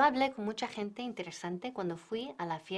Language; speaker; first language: Spanish; non-native, fluent; English